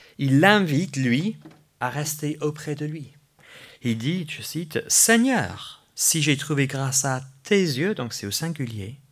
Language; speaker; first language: French; non-native, fluent; English